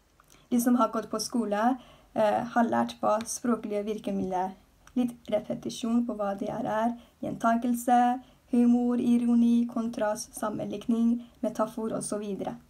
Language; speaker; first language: Norwegian; non-native, fluent; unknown